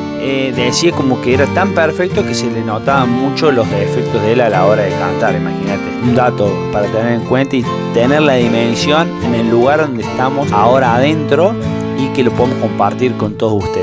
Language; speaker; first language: Spanish; native; Spanish